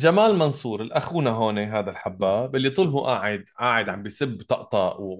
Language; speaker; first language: Arabic; native; Arabic